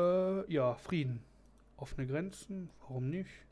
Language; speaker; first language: German; native; German